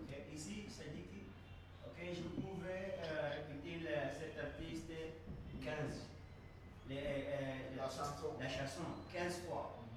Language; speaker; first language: French; non-native, learner; Portuguese